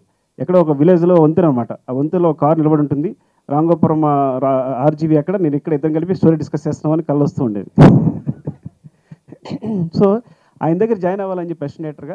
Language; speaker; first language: Telugu; native; Telugu